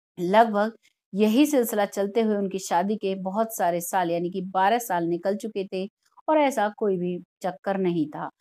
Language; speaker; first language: Hindi; native; Hindi